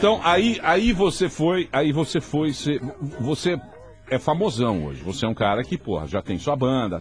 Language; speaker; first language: Portuguese; native; Portuguese